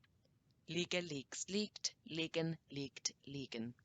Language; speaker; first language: German; non-native, learner; English